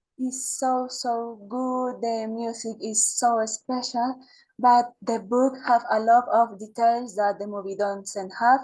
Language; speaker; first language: English; non-native, learner; Spanish